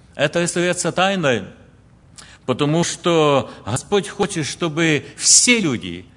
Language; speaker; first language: Russian; early bilingual, other home language; Ukrainian